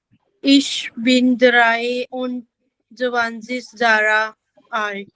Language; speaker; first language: German; non-native, learner; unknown